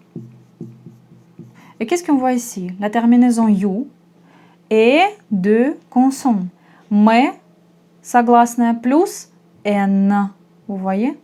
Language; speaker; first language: French; non-native, fluent; Russian